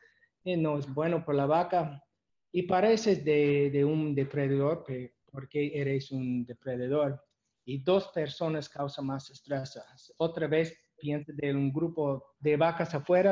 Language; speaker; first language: Spanish; non-native, learner; English